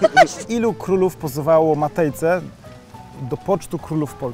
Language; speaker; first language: Polish; native; Polish